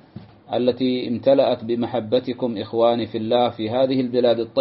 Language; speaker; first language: Arabic; native; Arabic